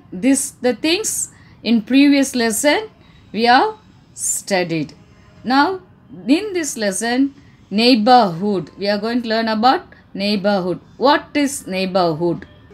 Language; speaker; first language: English; non-native, local second language; Tamil